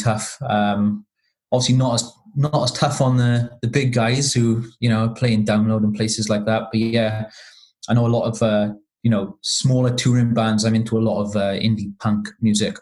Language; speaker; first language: English; native; English